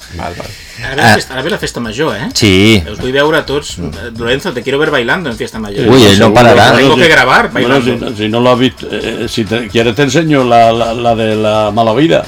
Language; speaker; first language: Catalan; native; Catalan